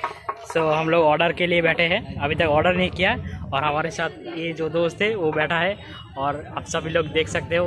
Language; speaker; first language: Hindi; non-native, local second language; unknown